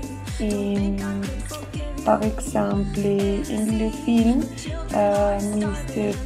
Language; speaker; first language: French; non-native, learner; Spanish